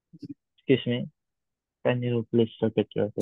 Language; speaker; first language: English; non-native, learner; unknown